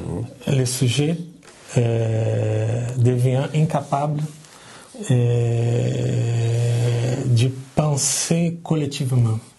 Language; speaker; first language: French; non-native, learner; Portuguese